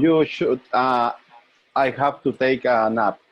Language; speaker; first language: English; non-native, learner; Spanish